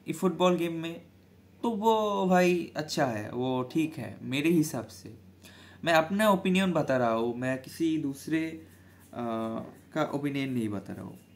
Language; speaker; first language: Hindi; non-native, local second language; Bangla